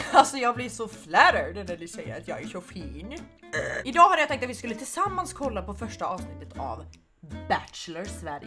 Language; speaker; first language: Swedish; native; Swedish